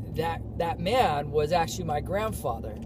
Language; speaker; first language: English; native; English